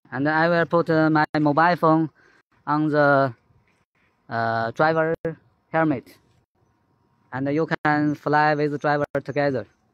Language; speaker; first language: English; non-native, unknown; Chinese